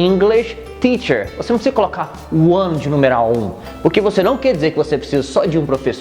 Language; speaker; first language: Portuguese; native; Portuguese